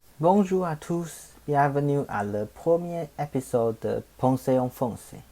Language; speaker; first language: French; non-native, learner; Chinese